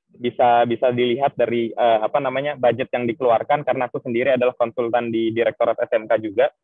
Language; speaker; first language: Indonesian; native; Indonesian